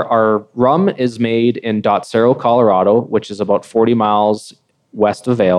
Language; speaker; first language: English; native; English